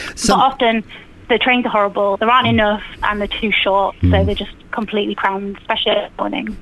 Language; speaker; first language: English; native; English